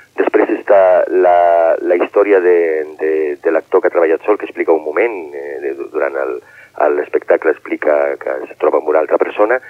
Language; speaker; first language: Catalan; non-native, local second language; Spanish